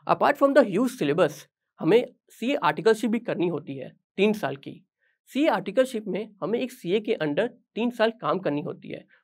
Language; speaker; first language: Hindi; native; Hindi